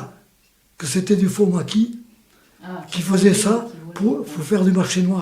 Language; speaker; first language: French; native; French